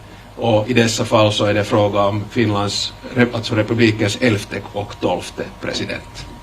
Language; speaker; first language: Swedish; native; Swedish